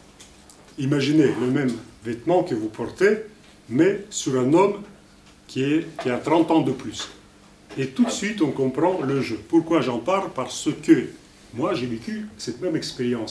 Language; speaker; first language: French; non-native, fluent; Russian